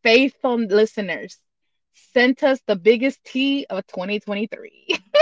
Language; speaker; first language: English; early bilingual, other home language; Spanish